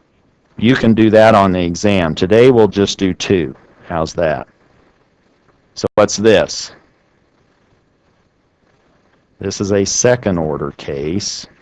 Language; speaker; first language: English; native; English